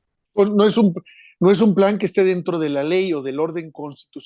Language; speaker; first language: Spanish; native; Spanish